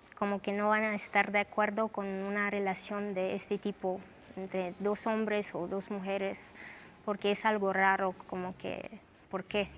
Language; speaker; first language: Spanish; non-native, fluent; Romanian